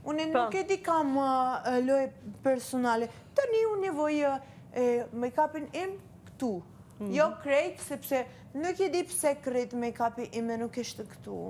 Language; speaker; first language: Albanian; early bilingual, heritage; Albanian